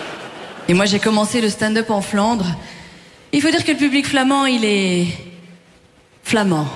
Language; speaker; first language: French; early bilingual, other home language; Persian